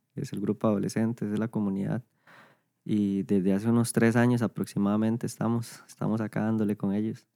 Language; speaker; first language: Spanish; native; Spanish